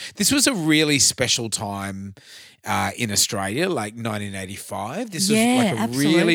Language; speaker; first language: English; native; English